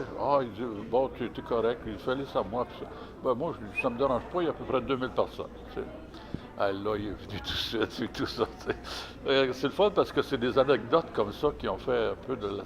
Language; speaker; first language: French; native; French